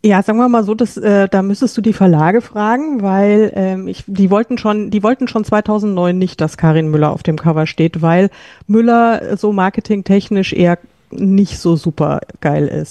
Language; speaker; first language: German; native; German